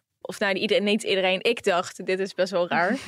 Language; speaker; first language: Dutch; native; Dutch